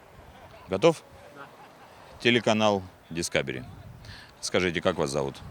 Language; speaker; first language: Russian; native; Russian